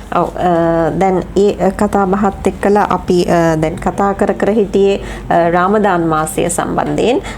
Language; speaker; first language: Sinhala; native; Sinhala